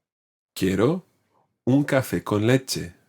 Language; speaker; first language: Spanish; non-native, fluent; English